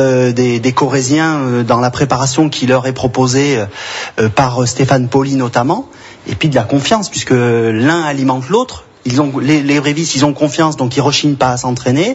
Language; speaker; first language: French; native; French